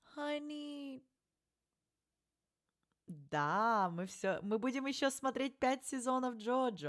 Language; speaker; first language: Russian; early bilingual, heritage; Russian